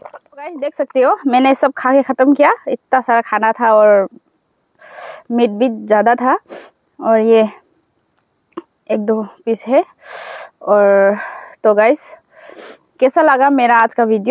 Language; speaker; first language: Hindi; non-native, local second language; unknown